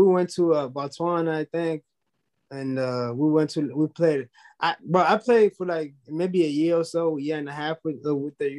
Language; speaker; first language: English; non-native, local second language; Zulu